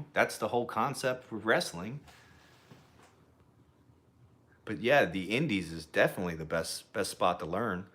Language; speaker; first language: English; native; English